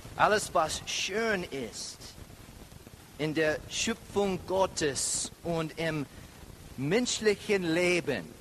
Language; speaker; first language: German; non-native, learner; English